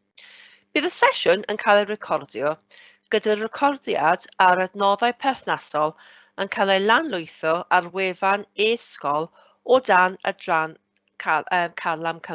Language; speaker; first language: Welsh; native; Welsh